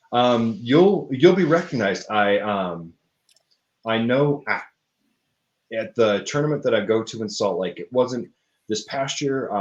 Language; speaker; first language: English; native; English